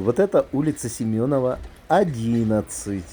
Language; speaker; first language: Russian; native; Russian